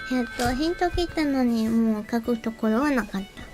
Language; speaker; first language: Japanese; native; Japanese